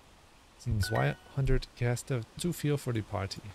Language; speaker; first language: German; non-native, learner; English